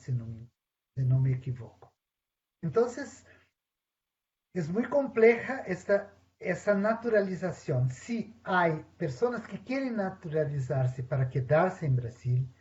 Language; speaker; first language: Spanish; non-native, fluent; Portuguese